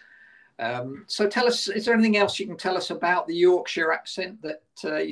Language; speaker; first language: English; native; English